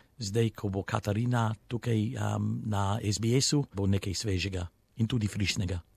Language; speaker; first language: Slovenian; early bilingual, heritage; Slovenian